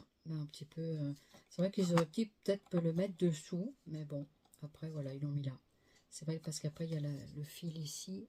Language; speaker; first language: French; native; French